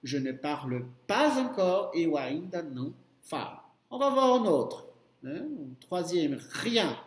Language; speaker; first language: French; non-native, fluent; Portuguese